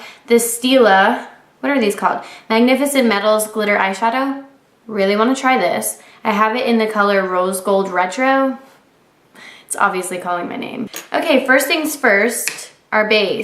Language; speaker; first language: English; native; English